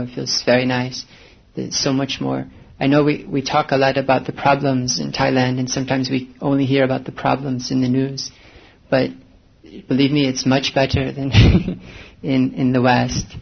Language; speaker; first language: English; native; English